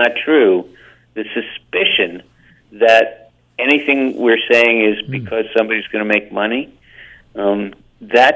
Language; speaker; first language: English; native; English